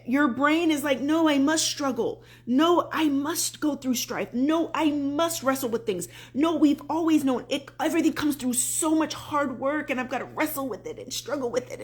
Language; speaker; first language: English; native; English